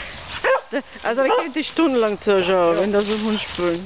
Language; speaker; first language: German; native; German